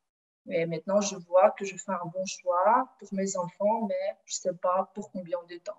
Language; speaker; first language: French; non-native, fluent; Ukrainian